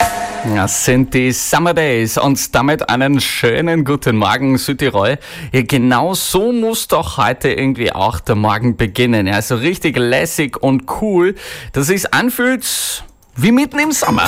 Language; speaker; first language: German; native; German